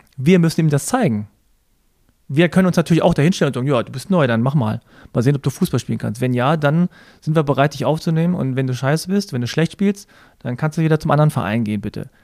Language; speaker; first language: German; native; German